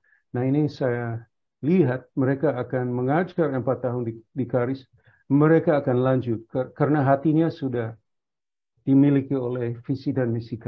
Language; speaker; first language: Indonesian; non-native, fluent; English